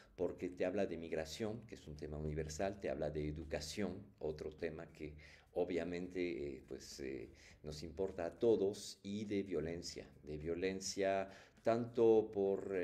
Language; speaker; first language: Spanish; non-native, fluent; French